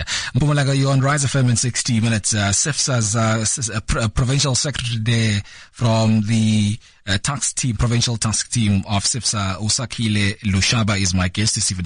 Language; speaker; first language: English; non-native, local second language; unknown